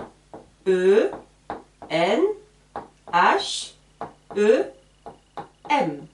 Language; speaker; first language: French; native; French